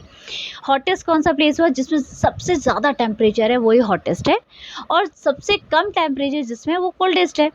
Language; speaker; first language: Hindi; native; Hindi